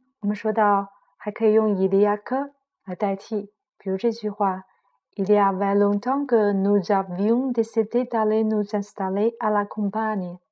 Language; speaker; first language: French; non-native, fluent; Chinese